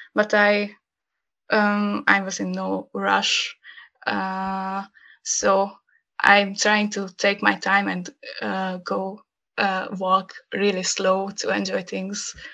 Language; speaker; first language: English; non-native, learner; Hungarian